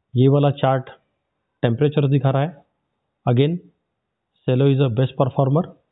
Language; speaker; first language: Hindi; non-native, local second language; Marathi